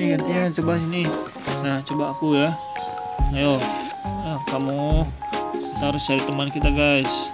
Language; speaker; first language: Indonesian; native; Indonesian